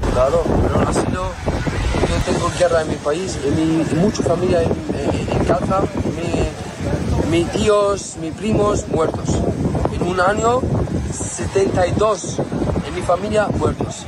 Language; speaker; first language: Spanish; non-native, learner; Arabic